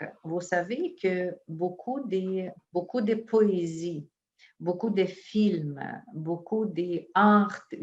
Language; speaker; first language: French; non-native, fluent; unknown